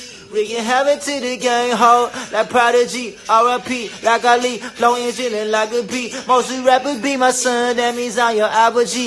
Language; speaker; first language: English; early bilingual, other home language; Korean